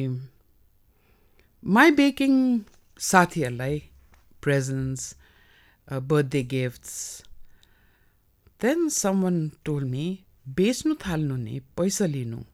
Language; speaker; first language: English; non-native, local second language; Nepali